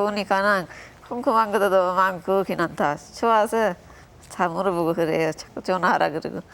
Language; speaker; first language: Korean; non-native, learner; Sinhala